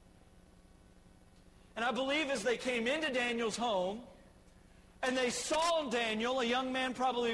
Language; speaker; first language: English; native; English